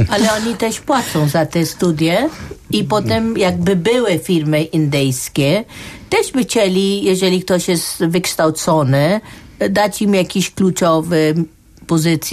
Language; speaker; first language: Polish; non-native, fluent; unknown